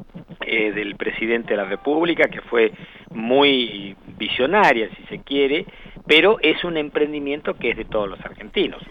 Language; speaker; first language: Spanish; native; Spanish